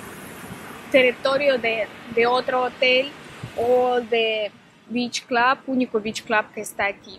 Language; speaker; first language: Spanish; non-native, fluent; Russian